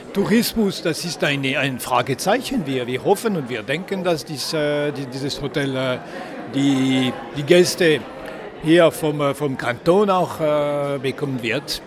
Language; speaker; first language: German; non-native, local second language; French